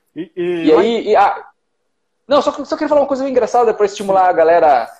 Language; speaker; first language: Portuguese; native; Portuguese